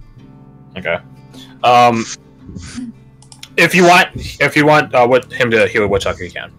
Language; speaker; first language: English; native; English